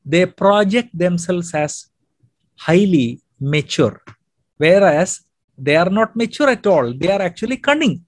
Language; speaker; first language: English; non-native, local second language; Malayalam